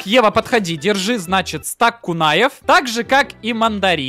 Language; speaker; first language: Russian; native; Russian